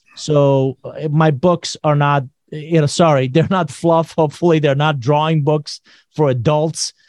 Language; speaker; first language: English; non-native, fluent; Persian